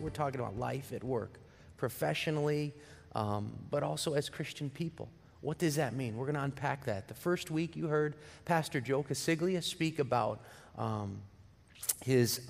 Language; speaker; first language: English; native; English